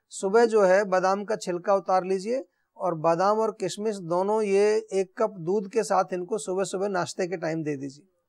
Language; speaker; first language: Hindi; native; Hindi